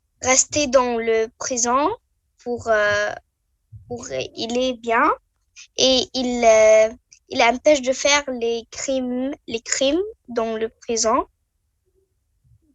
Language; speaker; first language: French; non-native, learner; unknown